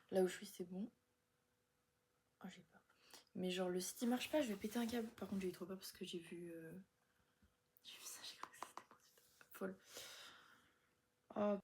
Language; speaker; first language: French; native; French